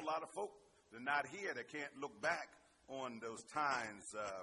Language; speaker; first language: English; native; English